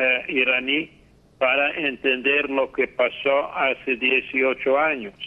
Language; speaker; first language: Spanish; non-native, fluent; English